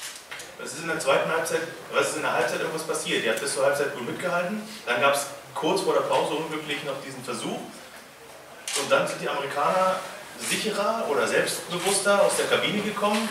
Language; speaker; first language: German; native; German